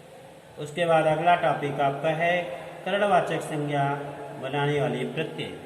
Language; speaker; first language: Hindi; native; Hindi